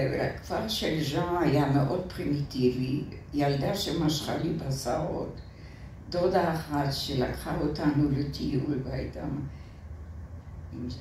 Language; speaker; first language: Hebrew; non-native, fluent; French